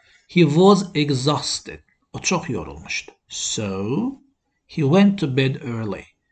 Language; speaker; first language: English; non-native, fluent; Azerbaijani